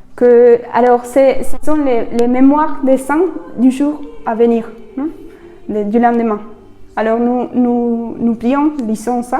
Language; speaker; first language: French; non-native, fluent; Spanish